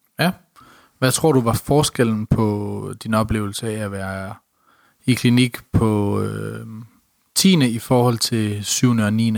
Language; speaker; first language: Danish; native; Danish